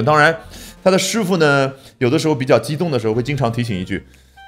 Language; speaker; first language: Chinese; native; Chinese